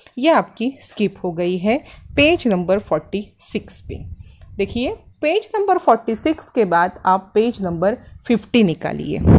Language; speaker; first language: Hindi; non-native, local second language; Marathi